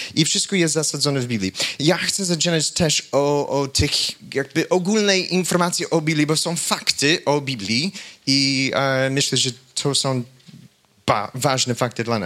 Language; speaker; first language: Polish; non-native, fluent; English